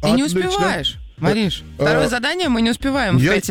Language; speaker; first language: Russian; native; Russian